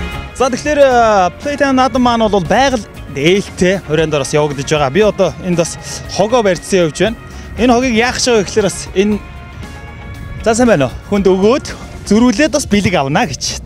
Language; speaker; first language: Mongolian; native; Mongolian